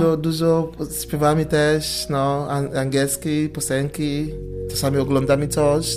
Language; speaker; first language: Polish; non-native, learner; English